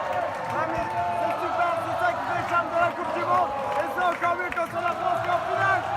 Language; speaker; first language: French; native; French